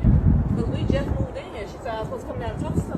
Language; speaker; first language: English; native; English